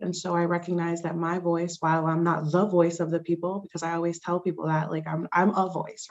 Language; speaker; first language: English; early bilingual, other home language; Spanish